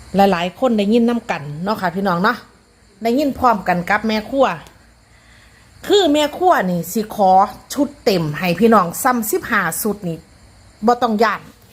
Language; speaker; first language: Thai; native; Thai